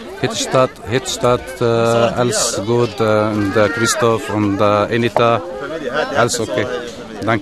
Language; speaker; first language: German; non-native, learner; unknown